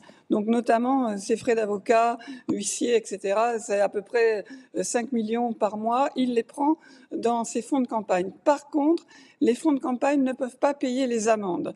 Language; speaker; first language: French; native; French